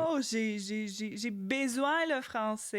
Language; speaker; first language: French; non-native, learner; Ukrainian